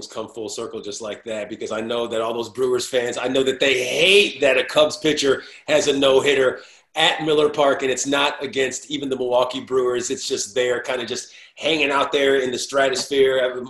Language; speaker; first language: English; native; English